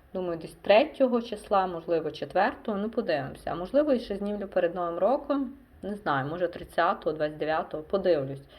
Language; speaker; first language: Ukrainian; non-native, local second language; Russian